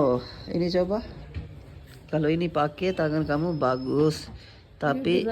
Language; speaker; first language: Indonesian; non-native, learner; Urdu